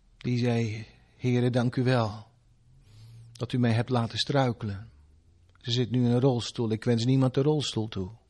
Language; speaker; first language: Dutch; native; Dutch